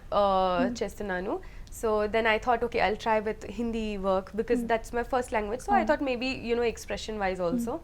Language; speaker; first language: Telugu; non-native, local second language; Hindi